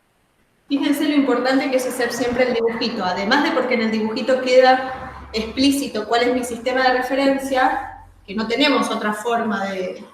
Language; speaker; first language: Spanish; native; Spanish